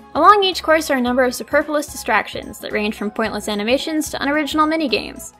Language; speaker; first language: English; native; English